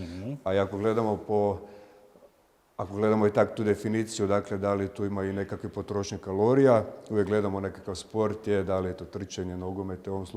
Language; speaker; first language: Croatian; native; Croatian